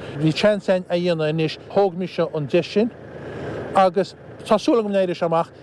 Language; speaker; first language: Irish; native; Irish